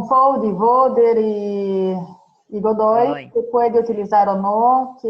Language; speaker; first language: Spanish; non-native, fluent; Portuguese